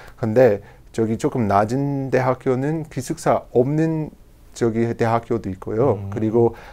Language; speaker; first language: Korean; non-native, learner; English